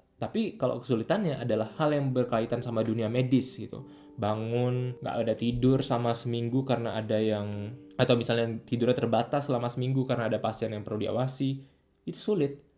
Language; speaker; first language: Indonesian; native; Indonesian